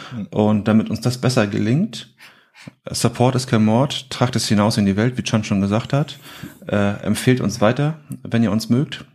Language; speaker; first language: German; native; German